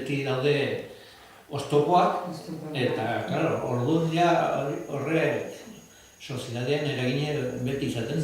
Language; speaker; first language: Basque; native; Basque